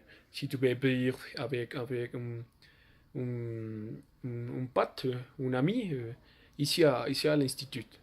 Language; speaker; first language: French; non-native, learner; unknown